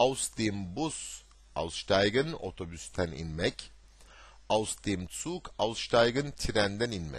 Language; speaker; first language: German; non-native, fluent; Turkish